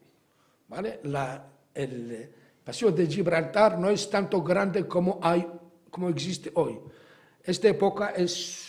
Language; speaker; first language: Spanish; non-native, fluent; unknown